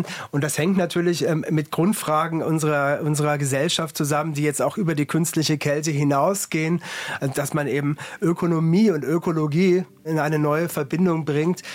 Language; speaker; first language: German; native; German